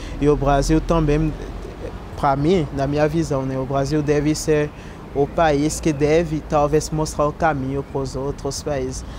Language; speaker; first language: Portuguese; non-native, fluent; French